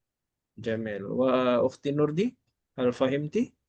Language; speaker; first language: Arabic; non-native, fluent; Malay